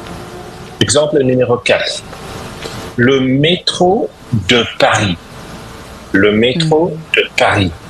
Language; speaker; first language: French; non-native, fluent; English